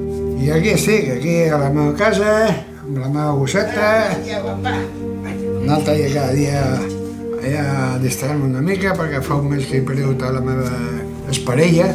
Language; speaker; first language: Catalan; non-native, local second language; Spanish